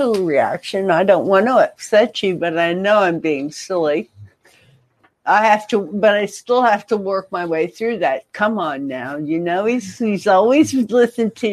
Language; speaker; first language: English; native; English